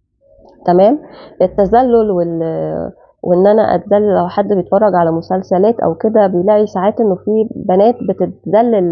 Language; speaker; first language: Arabic; native; Arabic